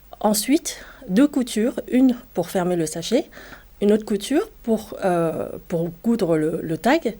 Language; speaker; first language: French; non-native, fluent; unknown